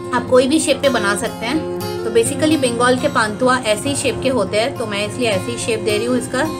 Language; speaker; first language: Hindi; non-native, local second language; Bangla